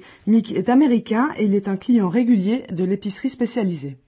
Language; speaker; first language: French; native; French